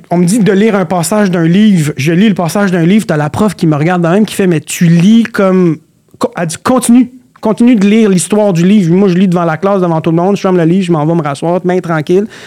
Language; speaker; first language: French; early bilingual, other home language; Arabic